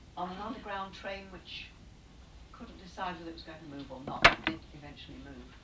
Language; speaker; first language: English; native; English